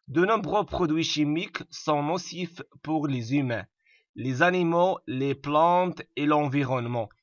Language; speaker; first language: French; non-native, local second language; Arabic